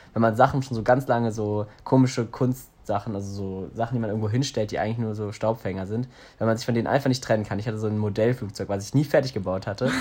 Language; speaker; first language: German; native; German